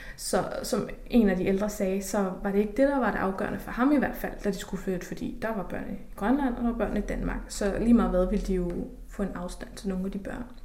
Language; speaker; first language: Danish; native; Danish